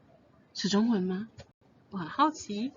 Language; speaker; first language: Chinese; non-native, fluent; English